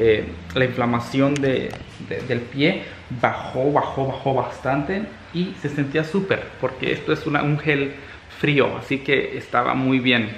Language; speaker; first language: Spanish; native; Spanish